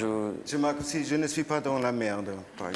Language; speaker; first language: French; non-native, learner; German